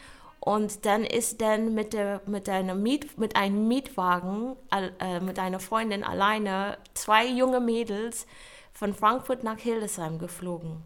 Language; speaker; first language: German; non-native, fluent; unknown